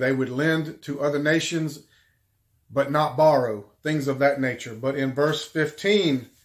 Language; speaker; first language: English; native; English